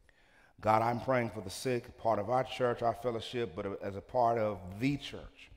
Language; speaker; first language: English; native; English